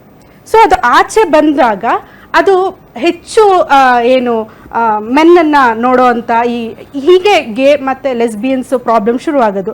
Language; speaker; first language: Kannada; native; Kannada